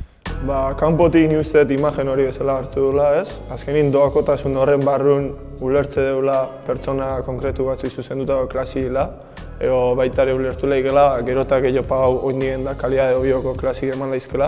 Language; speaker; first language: Basque; native; Basque